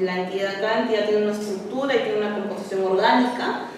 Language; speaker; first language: Spanish; native; Spanish